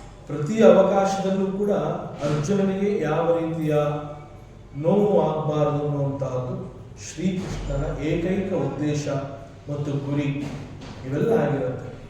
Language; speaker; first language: Kannada; native; Kannada